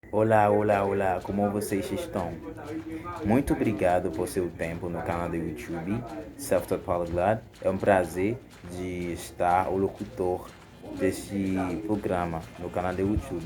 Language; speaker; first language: Portuguese; non-native, fluent; Haitian Creole